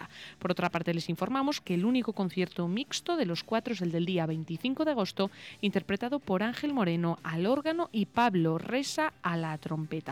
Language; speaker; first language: Spanish; native; Spanish